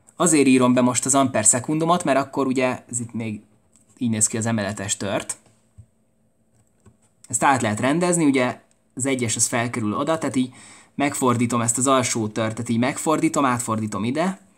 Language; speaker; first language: Hungarian; native; Hungarian